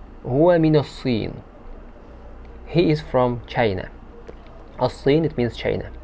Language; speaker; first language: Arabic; non-native, fluent; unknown